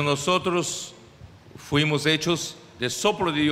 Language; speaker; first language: Spanish; non-native, fluent; Portuguese